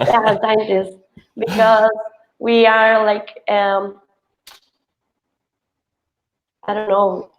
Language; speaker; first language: English; non-native, fluent; Spanish